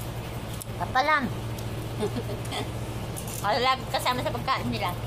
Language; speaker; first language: Filipino; non-native, local second language; Iloko